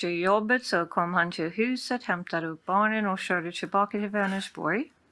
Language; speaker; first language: Swedish; non-native, fluent; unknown